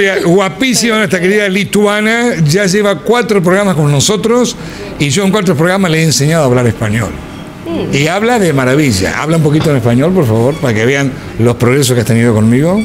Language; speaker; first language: Spanish; native; Spanish